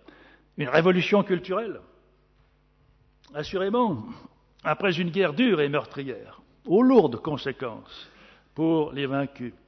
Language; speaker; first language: French; native; French